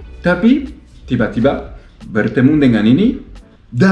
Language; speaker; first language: Indonesian; non-native, learner; French